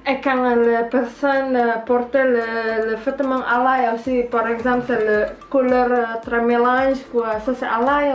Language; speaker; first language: French; non-native, learner; Indonesian